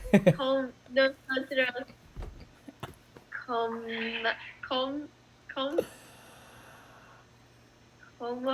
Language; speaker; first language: Spanish; non-native, learner; English